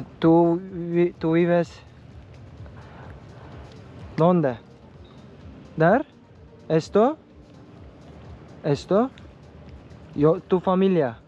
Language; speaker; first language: Spanish; non-native, learner; Turkish